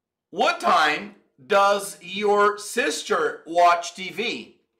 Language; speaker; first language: English; non-native, fluent; Portuguese